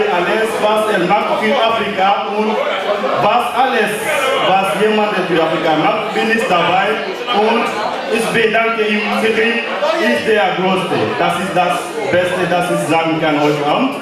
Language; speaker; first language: German; non-native, learner; French